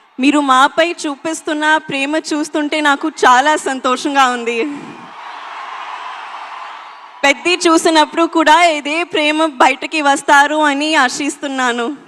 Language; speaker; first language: Telugu; non-native, learner; Hindi